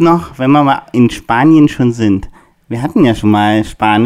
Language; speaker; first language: German; native; German